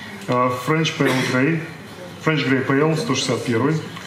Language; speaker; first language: English; non-native, fluent; Russian